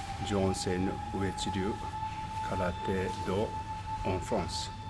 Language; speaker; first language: French; non-native, learner; Japanese